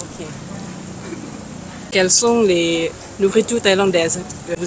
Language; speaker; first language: French; non-native, learner; Thai